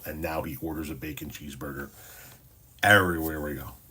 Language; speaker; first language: English; native; English